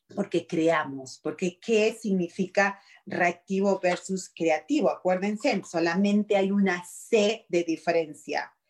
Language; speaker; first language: Spanish; native; Spanish